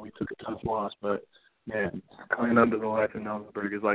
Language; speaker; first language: English; native; English